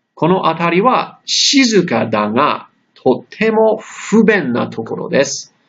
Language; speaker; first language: Japanese; non-native, fluent; English